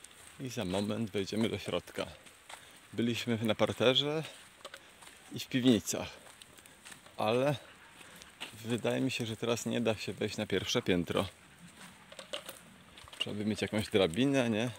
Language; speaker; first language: Polish; native; Polish